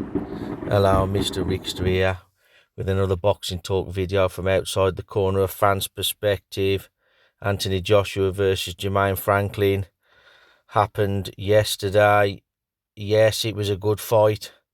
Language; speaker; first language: English; native; English